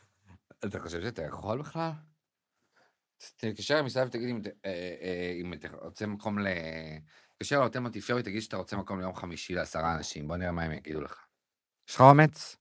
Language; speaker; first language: Hebrew; native; Hebrew